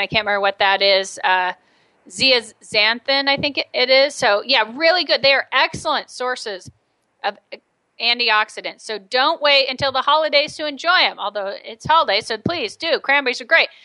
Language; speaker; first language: English; native; English